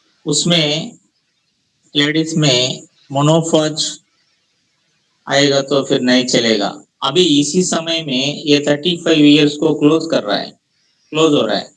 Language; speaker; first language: Hindi; non-native, local second language; Telugu